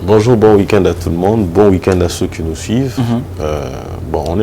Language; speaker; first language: French; non-native, local second language; Lingala